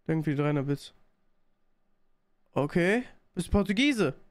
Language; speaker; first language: German; native; German